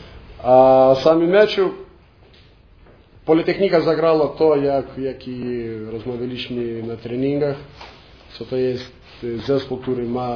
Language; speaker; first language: Polish; non-native, learner; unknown